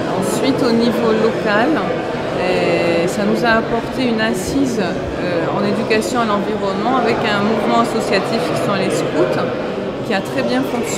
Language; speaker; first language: French; native; French